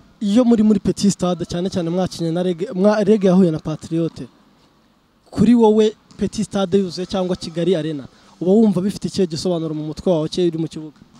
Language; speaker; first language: Kinyarwanda; native; Kinyarwanda